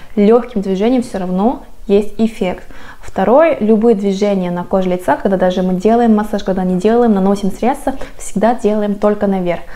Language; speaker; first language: Russian; non-native, fluent; Korean